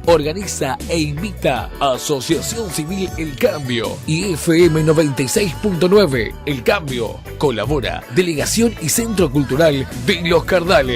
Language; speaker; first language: Spanish; native; Spanish